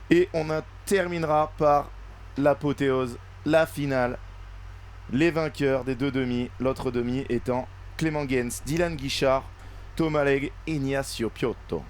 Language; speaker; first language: French; native; French